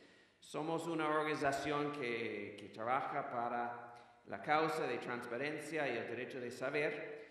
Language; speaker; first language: Spanish; non-native, fluent; English